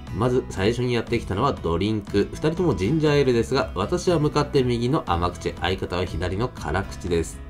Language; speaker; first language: Japanese; native; Japanese